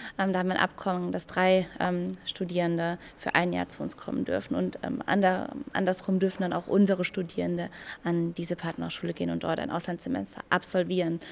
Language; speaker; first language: German; native; German